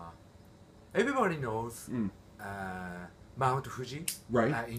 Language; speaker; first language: English; non-native, learner; Japanese